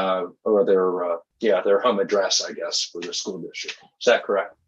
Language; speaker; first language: English; native; English